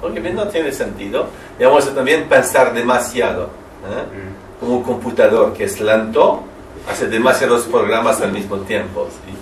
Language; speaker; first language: Spanish; non-native, learner; French